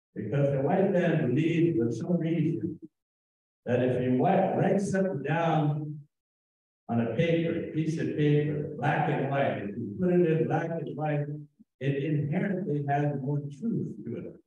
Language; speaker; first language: English; native; English